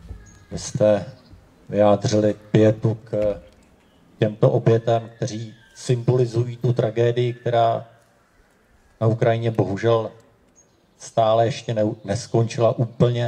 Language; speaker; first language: Czech; native; Czech